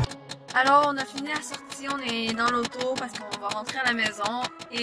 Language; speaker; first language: French; native; French